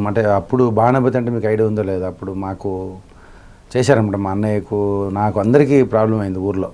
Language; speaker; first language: Telugu; native; Telugu